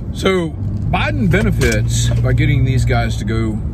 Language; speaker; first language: English; native; English